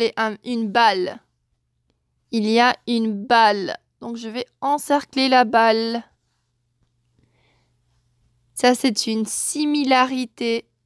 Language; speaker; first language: French; non-native, fluent; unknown